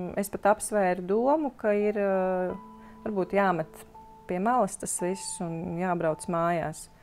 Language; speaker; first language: Latvian; native; Latvian